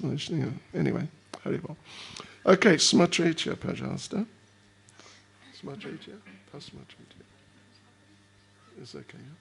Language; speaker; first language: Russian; non-native, learner; English